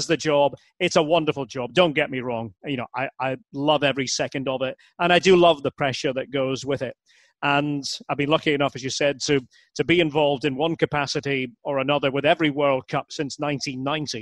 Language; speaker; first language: English; native; English